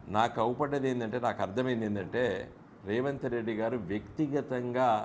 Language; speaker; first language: Telugu; native; Telugu